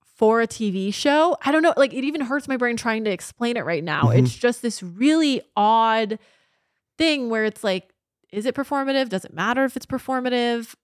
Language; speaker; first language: English; native; English